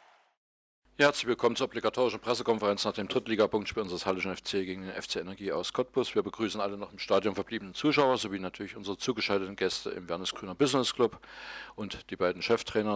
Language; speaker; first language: German; native; German